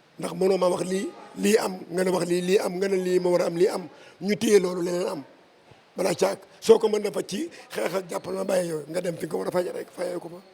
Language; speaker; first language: Wolof; native; Wolof